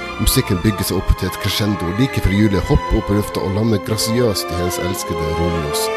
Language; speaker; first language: English; non-native, fluent; Japanese